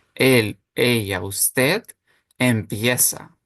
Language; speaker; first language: Spanish; non-native, fluent; Ukrainian